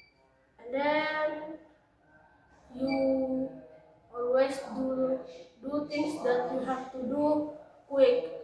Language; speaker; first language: English; non-native, learner; Indonesian